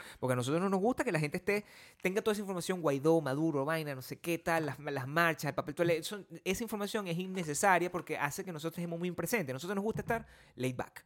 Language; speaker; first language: Spanish; native; Spanish